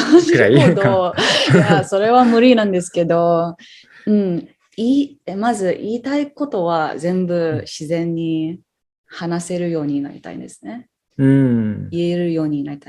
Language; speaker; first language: Japanese; non-native, fluent; English